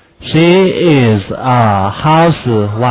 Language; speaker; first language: English; non-native, fluent; Chinese